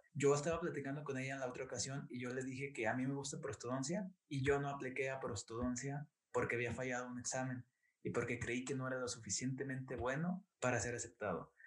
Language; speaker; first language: Spanish; native; Spanish